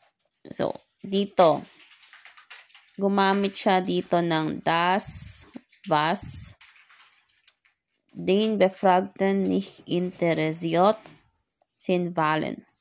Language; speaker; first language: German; non-native, learner; Filipino